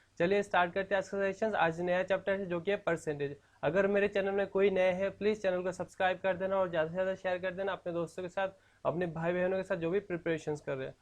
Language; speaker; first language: Hindi; non-native, local second language; Assamese